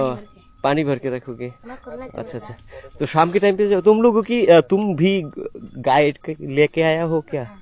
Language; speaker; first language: Hindi; non-native, learner; Bangla